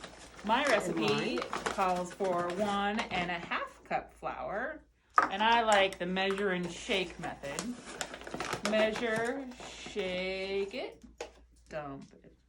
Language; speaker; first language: English; native; English